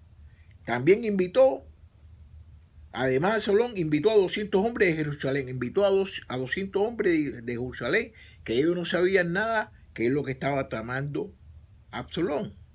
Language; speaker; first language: Spanish; native; Spanish